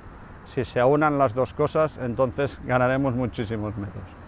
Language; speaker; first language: Spanish; native; Spanish